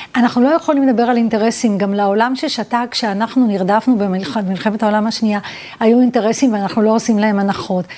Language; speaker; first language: Hebrew; early bilingual, other home language; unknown